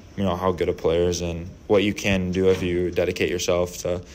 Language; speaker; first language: English; native; English